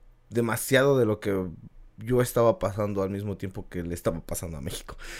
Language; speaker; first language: Spanish; native; Spanish